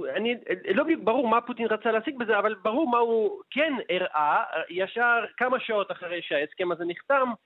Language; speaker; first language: Hebrew; non-native, fluent; Russian